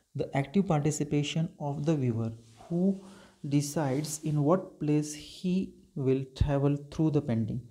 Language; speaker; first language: English; non-native, local second language; Marathi